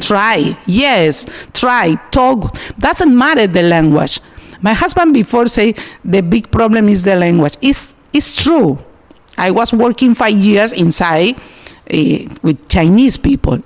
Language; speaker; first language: English; non-native, learner; Spanish